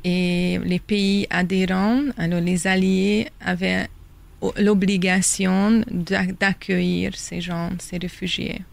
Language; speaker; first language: French; non-native, fluent; Hungarian